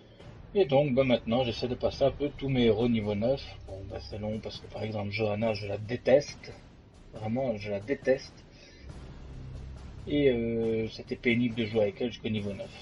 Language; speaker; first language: French; native; French